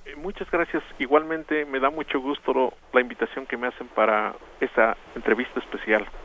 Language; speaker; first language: Spanish; non-native, local second language; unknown